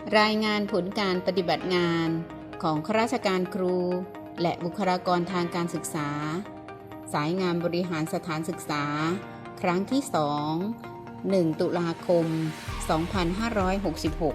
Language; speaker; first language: Thai; native; Thai